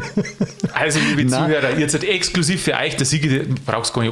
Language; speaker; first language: German; native; German